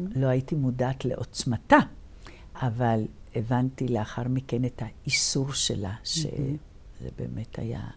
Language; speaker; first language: Hebrew; early bilingual, other home language; Polish